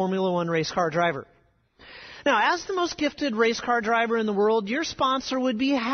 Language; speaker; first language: English; native; English